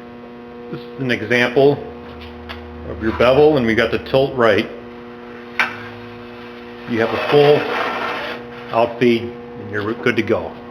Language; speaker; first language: English; native; English